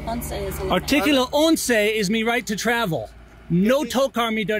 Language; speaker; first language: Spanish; non-native, learner; English